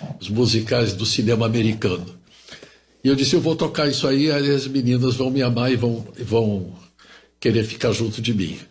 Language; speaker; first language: Portuguese; early bilingual, other home language; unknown